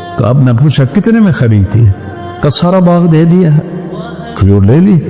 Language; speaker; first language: Urdu; non-native, local second language; Punjabi